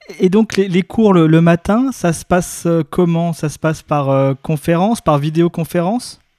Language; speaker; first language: French; native; French